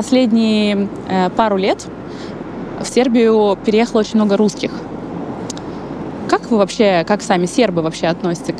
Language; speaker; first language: Russian; native; Russian